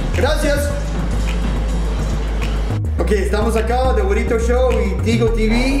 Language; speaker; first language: Spanish; non-native, learner; English